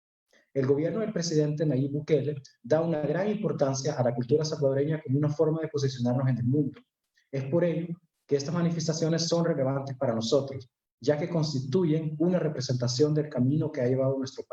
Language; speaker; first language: Spanish; native; Spanish